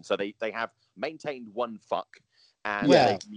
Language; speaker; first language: English; native; English